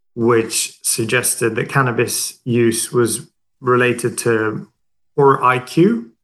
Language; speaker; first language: English; non-native, fluent; Swedish